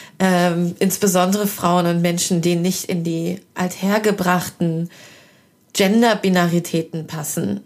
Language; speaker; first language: German; early bilingual, other home language; Persian